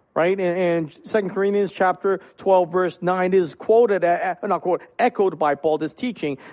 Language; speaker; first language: English; non-native, local second language; Cantonese